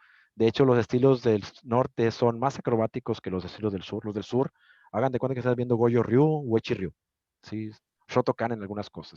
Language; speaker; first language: Spanish; native; Spanish